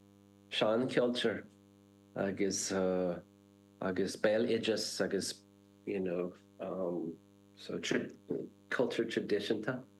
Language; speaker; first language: Irish; non-native, learner; English